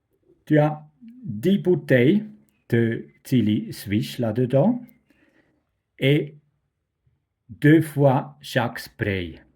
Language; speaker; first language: French; non-native, fluent; German